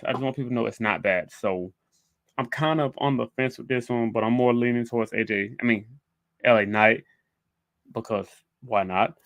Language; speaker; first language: English; native; English